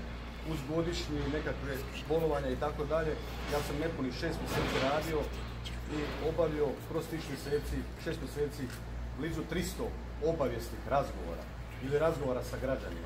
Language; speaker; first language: Croatian; native; Croatian